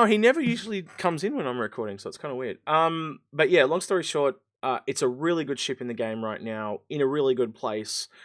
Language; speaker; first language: English; native; English